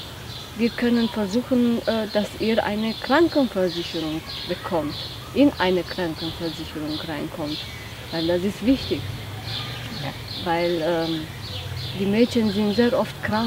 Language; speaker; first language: German; non-native, fluent; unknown